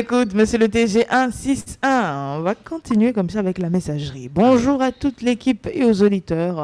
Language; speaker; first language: French; native; French